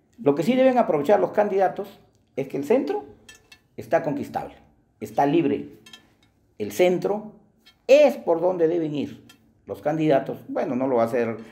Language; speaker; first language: Spanish; native; Spanish